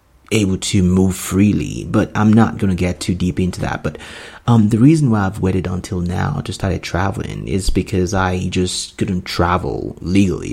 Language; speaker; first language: English; non-native, local second language; Yoruba